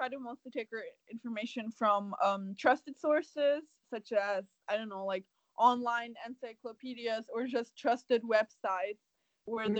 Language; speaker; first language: English; non-native, fluent; German